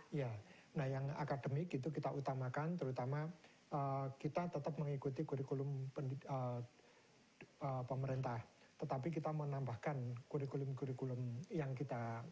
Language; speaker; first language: Indonesian; native; Indonesian